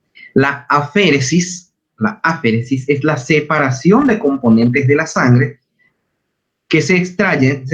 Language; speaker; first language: Spanish; native; Spanish